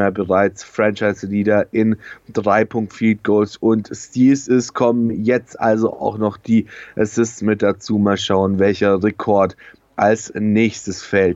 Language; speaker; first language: German; native; German